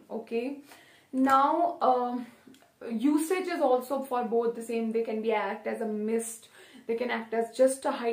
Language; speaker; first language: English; non-native, local second language; Hindi